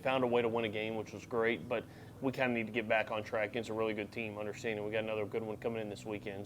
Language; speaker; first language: English; native; English